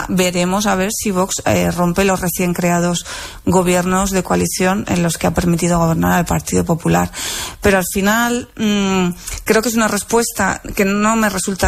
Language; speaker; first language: Spanish; native; Spanish